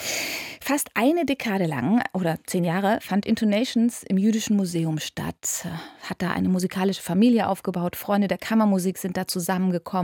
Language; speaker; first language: German; native; German